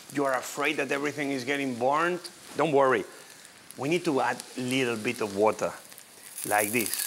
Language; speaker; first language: English; non-native, fluent; Spanish